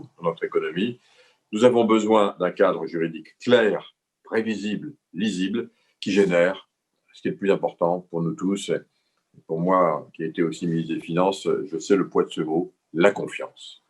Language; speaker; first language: French; native; French